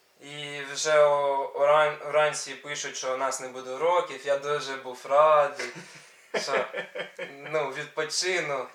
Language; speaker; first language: Ukrainian; non-native, local second language; Russian